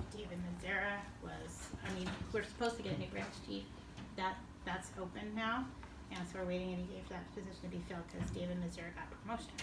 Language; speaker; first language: English; native; English